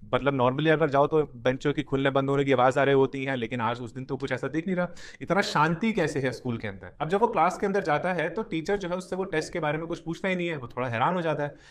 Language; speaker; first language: Hindi; native; Hindi